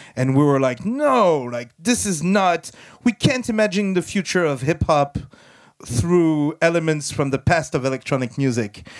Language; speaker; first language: English; non-native, fluent; French